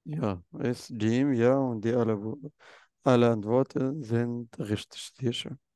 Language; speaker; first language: German; non-native, fluent; Arabic